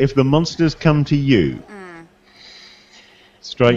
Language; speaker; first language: English; native; English